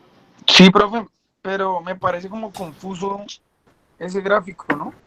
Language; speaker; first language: Spanish; native; Spanish